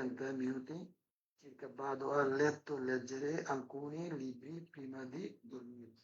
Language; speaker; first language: Italian; non-native, learner; Bangla